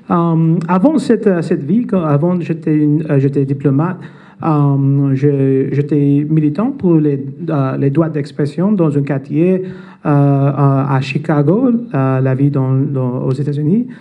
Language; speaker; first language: French; non-native, fluent; English